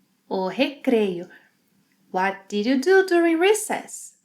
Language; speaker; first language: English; non-native, fluent; Portuguese